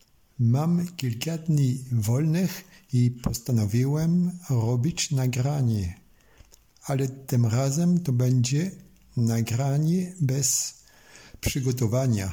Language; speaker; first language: Polish; non-native, learner; French